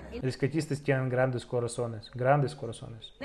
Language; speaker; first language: Spanish; non-native, fluent; Russian